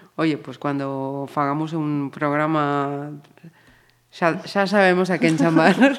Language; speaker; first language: Galician; non-native, local second language; Spanish